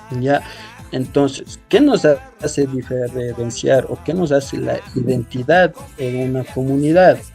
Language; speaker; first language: Spanish; non-native, local second language; Quechua